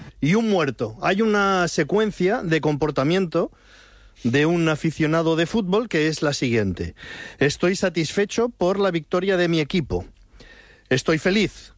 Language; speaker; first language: Spanish; native; Spanish